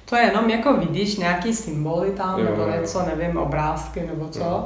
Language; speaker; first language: Czech; non-native, learner; Turkish